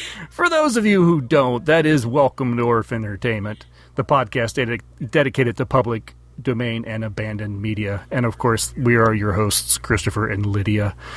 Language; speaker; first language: English; native; English